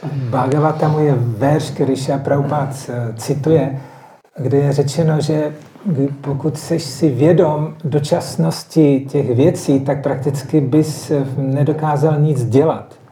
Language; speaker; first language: Czech; native; Czech